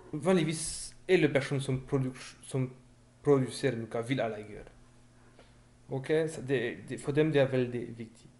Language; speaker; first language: Norwegian; non-native, fluent; French